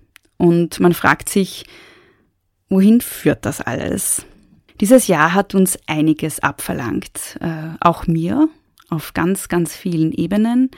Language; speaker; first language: German; native; German